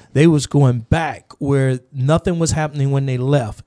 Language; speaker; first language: English; native; English